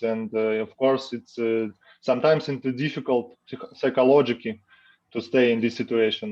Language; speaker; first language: English; non-native, learner; Russian